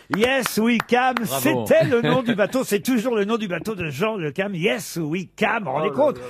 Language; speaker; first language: French; native; French